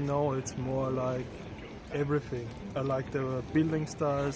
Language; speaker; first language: English; non-native, fluent; German